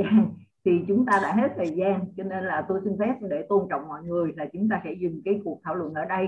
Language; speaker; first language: Vietnamese; native; Vietnamese